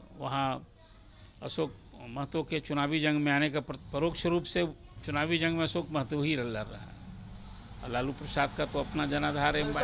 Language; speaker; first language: Hindi; native; Hindi